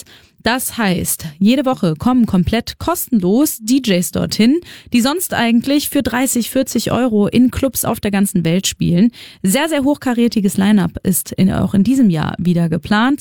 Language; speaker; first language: German; native; German